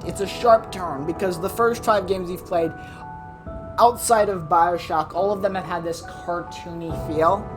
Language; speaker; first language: English; native; English